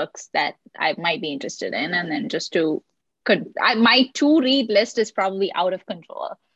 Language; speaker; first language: English; non-native, local second language; Sinhala